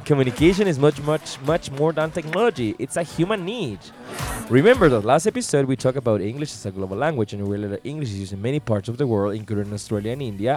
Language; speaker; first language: English; non-native, fluent; Spanish